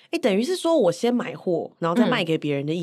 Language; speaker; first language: Chinese; native; Chinese